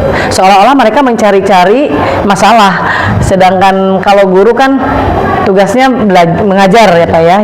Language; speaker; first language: Indonesian; native; Indonesian